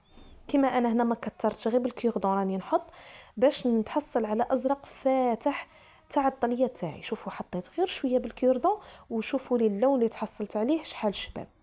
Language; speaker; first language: Arabic; native; Arabic